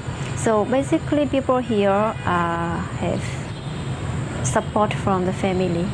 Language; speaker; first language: English; non-native, fluent; Vietnamese